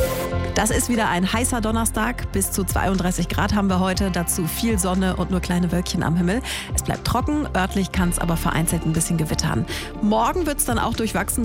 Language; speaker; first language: German; native; German